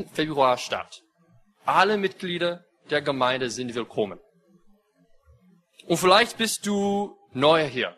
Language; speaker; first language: German; non-native, fluent; English